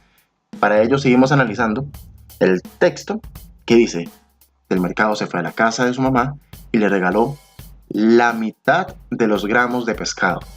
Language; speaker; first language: Spanish; native; Spanish